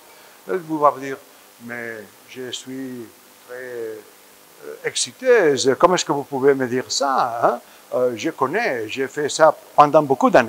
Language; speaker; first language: French; non-native, fluent; Spanish